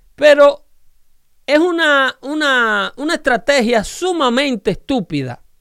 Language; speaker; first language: Spanish; native; Spanish